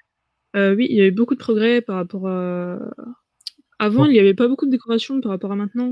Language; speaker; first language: French; native; French